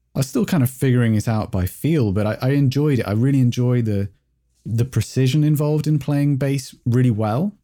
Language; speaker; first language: English; native; English